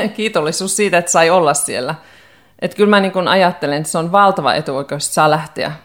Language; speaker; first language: Finnish; native; Finnish